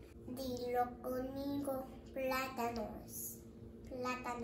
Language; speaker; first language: Spanish; early bilingual, heritage; English